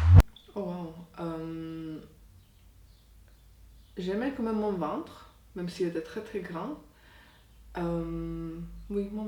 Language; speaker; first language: French; non-native, fluent; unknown